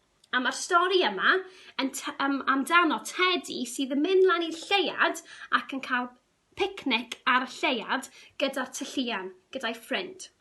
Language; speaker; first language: Welsh; non-native, local second language; English